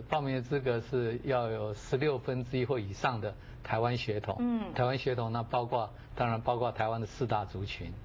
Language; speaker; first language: Chinese; native; Chinese